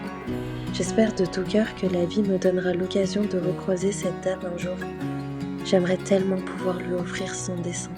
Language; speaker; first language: French; native; French